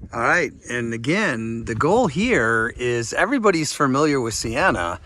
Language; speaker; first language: English; native; English